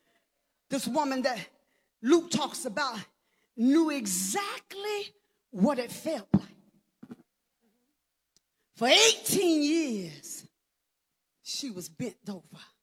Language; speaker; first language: English; native; English